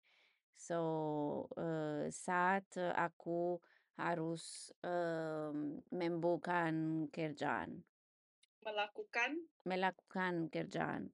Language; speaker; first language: Indonesian; non-native, learner; English